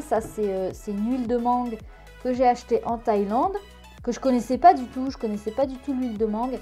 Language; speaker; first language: French; native; French